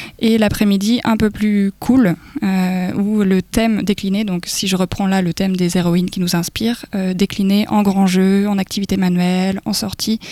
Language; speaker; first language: French; native; French